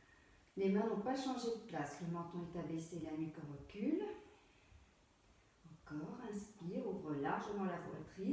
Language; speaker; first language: French; native; French